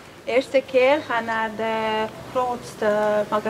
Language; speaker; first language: Dutch; non-native, learner; Hungarian